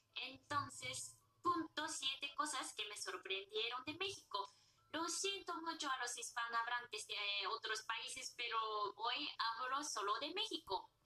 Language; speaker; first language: Spanish; non-native, fluent; Japanese